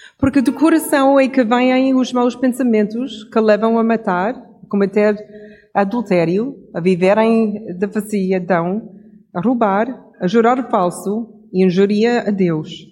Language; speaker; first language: Portuguese; non-native, fluent; English